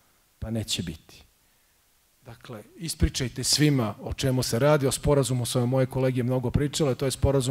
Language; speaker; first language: Croatian; native; Croatian